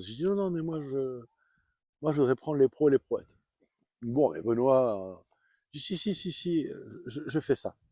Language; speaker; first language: French; native; French